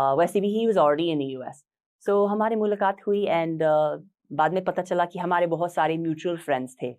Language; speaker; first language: Hindi; non-native, fluent; English